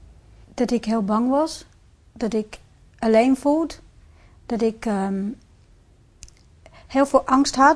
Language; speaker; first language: Dutch; non-native, fluent; English